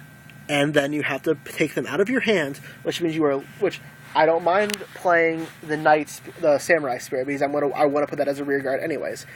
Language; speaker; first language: English; native; English